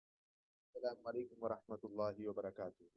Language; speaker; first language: Arabic; non-native, fluent; Urdu